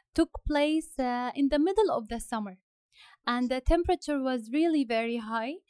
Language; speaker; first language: English; non-native, fluent; Arabic